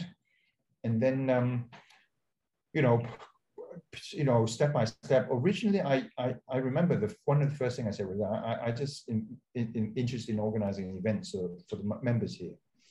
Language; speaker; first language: English; non-native, local second language; Cantonese